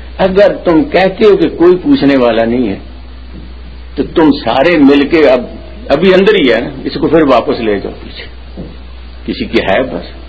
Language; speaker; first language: Urdu; non-native, local second language; Punjabi